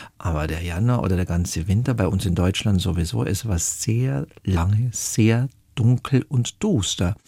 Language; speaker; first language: German; native; German